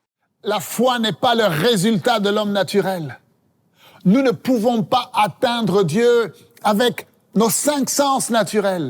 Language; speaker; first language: French; native; French